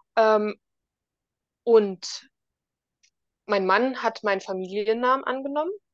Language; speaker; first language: German; native; German